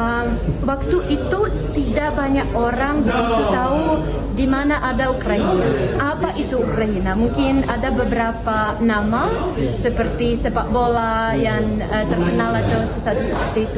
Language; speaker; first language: Indonesian; non-native, fluent; Ukrainian